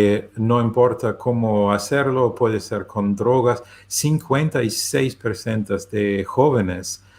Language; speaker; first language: Spanish; non-native, learner; German